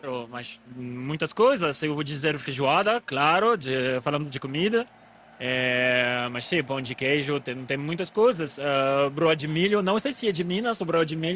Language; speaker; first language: Portuguese; non-native, fluent; French